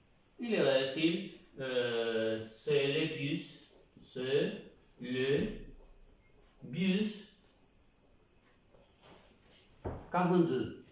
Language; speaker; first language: French; non-native, fluent; Spanish